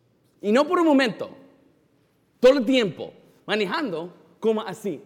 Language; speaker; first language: Spanish; non-native, fluent; English